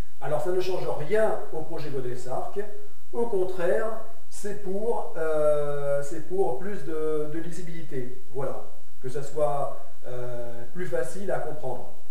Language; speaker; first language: French; native; French